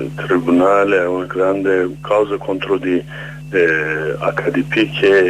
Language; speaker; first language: Italian; non-native, learner; Kurdish